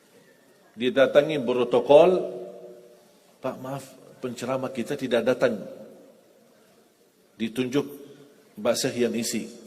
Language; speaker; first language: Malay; non-native, fluent; Arabic